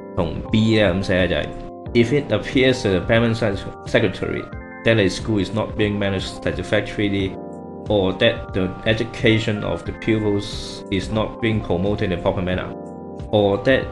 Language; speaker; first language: English; non-native, local second language; Cantonese